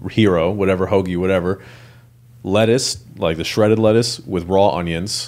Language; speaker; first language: English; native; English